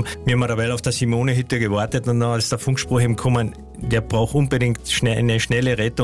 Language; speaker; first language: German; native; German